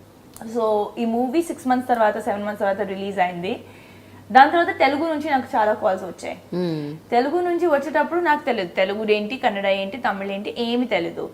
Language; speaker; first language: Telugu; non-native, local second language; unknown